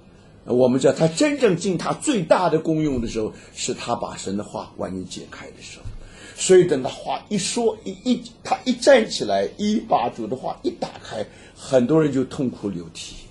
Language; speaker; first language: Chinese; native; Chinese